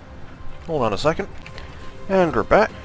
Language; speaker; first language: English; native; English